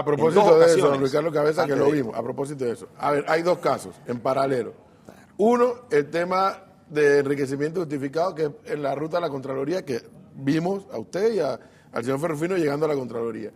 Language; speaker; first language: Spanish; native; Spanish